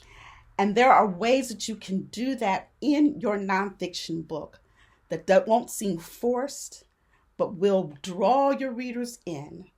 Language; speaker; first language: English; native; English